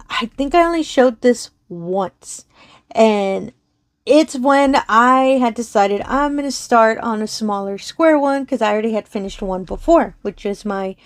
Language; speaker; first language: English; native; English